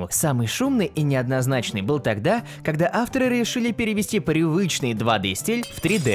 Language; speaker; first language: Russian; native; Russian